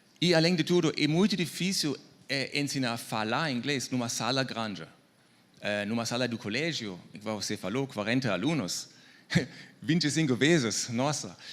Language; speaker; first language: Portuguese; non-native, fluent; German